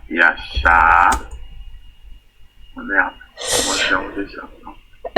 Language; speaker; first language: French; non-native, fluent; Portuguese